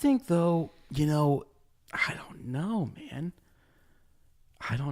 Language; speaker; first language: English; native; English